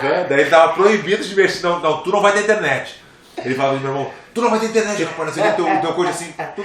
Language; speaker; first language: Portuguese; native; Portuguese